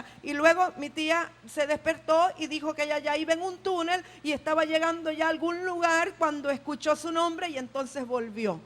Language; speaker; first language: Spanish; native; Spanish